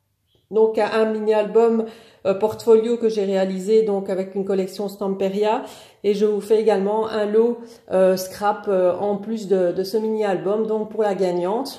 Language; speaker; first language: French; native; French